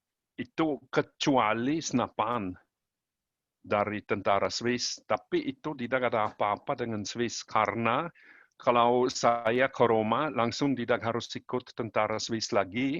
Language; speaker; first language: Indonesian; non-native, learner; German